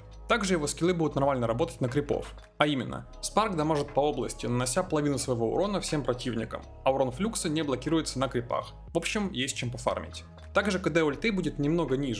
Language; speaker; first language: Russian; native; Russian